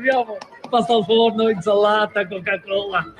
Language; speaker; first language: Italian; non-native, learner; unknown